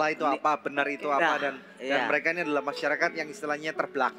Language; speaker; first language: Indonesian; native; Indonesian